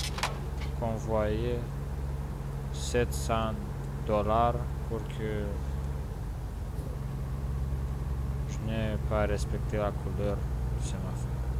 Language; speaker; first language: French; non-native, learner; Romanian